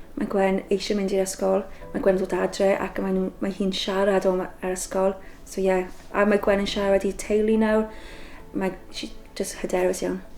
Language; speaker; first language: Welsh; non-native, local second language; English